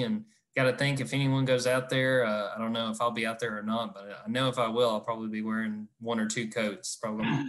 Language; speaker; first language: English; native; English